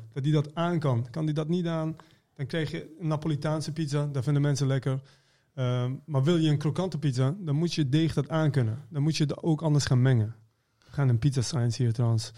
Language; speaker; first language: Dutch; early bilingual, other home language; Persian